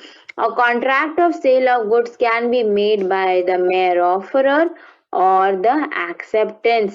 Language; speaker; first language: English; non-native, local second language; Hindi